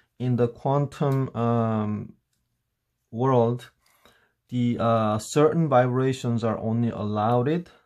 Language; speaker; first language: English; non-native, fluent; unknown